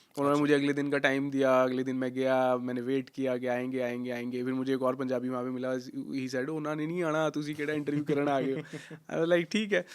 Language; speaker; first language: Hindi; non-native, local second language; Punjabi